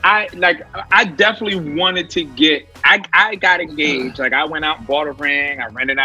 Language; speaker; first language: English; native; English